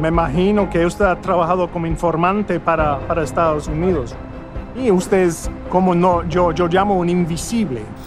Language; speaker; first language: Spanish; non-native, fluent; English